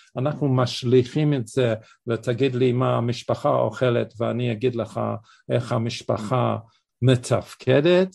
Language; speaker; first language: Hebrew; non-native, fluent; English